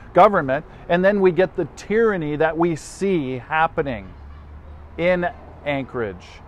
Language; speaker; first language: English; native; English